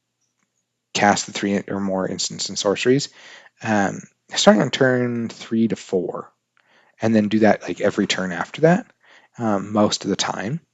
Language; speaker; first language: English; native; English